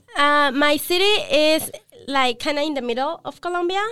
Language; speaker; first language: English; non-native, learner; Spanish